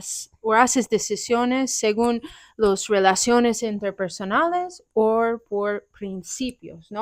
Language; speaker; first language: Spanish; non-native, fluent; English